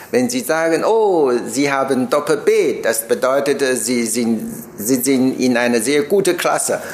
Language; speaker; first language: German; non-native, learner; Chinese